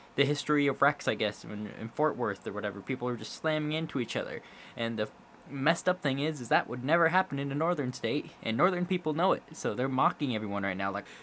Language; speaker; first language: English; native; English